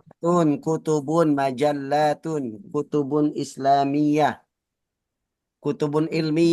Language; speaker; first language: Arabic; non-native, fluent; Indonesian